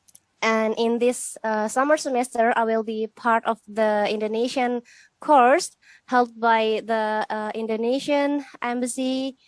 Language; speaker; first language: English; non-native, fluent; Indonesian